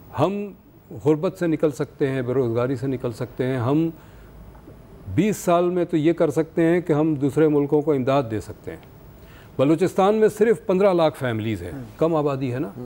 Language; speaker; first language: Urdu; native; Urdu